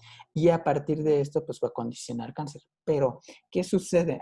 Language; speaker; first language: Spanish; native; Spanish